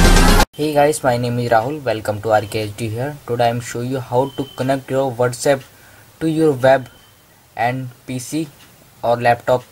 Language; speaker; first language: English; non-native, learner; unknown